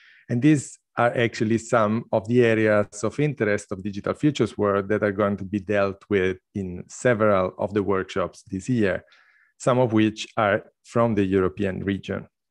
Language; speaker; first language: English; non-native, fluent; Italian